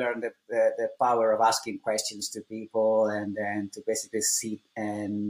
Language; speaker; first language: English; non-native, fluent; Italian